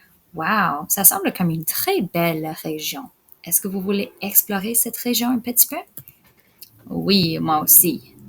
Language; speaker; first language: French; non-native, local second language; English